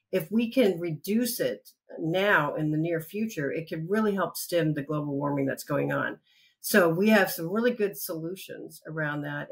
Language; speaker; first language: English; native; English